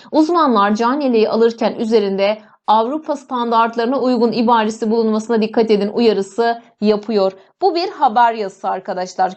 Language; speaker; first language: Turkish; native; Turkish